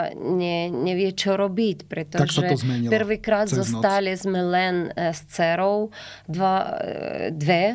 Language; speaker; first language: Slovak; non-native, learner; Ukrainian